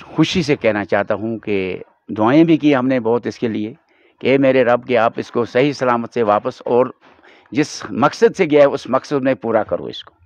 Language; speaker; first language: Hindi; non-native, local second language; Kashmiri